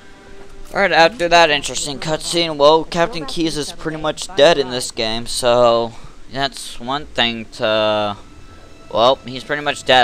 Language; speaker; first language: English; native; English